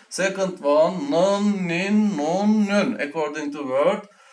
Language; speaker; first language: English; non-native, learner; Turkish